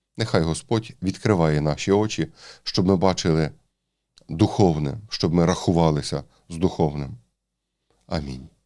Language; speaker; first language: Ukrainian; native; Ukrainian